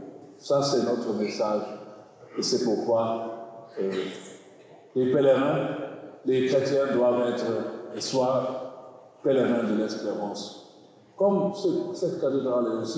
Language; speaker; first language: French; non-native, learner; German